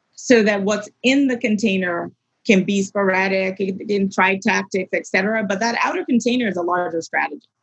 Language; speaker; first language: English; native; English